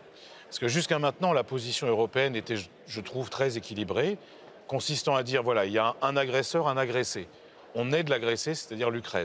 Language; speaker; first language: French; native; French